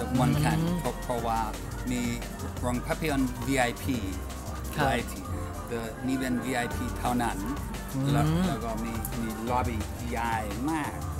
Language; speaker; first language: Thai; non-native, learner; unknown